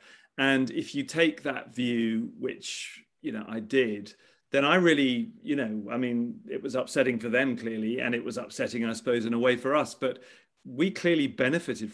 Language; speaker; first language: English; native; English